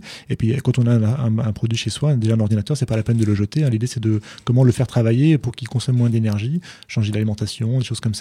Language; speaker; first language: French; native; French